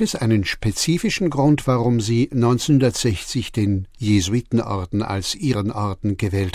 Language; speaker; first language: German; native; German